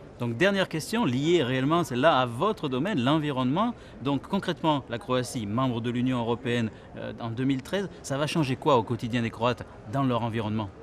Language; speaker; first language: French; native; French